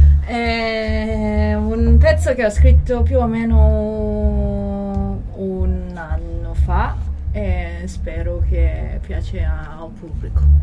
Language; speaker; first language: Italian; non-native, fluent; Chinese